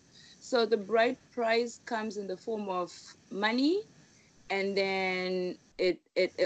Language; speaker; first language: English; non-native, local second language; Shona